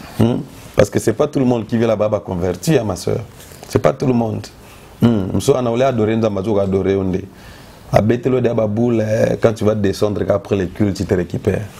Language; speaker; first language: French; non-native, local second language; Lingala